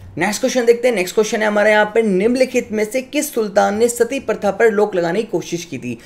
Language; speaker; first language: Hindi; native; Hindi